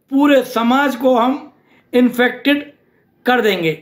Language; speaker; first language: Hindi; native; Hindi